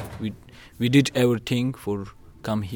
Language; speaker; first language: English; non-native, learner; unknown